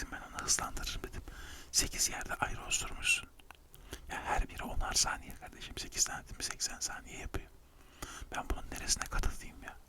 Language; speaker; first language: Turkish; native; Turkish